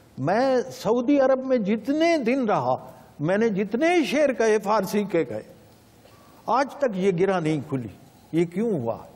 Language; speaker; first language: Urdu; non-native, local second language; Punjabi